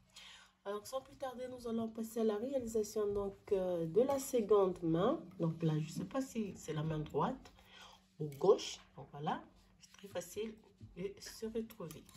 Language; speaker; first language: French; non-native, local second language; Arabic